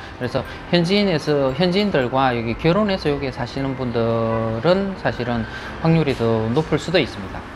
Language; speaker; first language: Korean; native; Korean